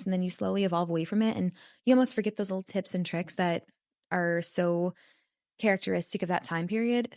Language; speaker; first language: English; native; English